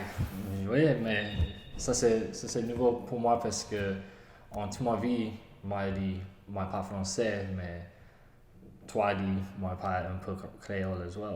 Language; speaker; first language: French; non-native, learner; English